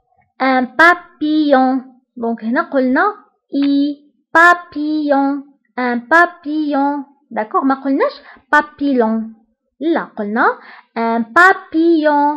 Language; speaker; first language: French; non-native, local second language; Arabic